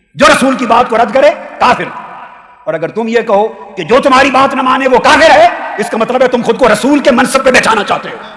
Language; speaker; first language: Urdu; non-native, local second language; Punjabi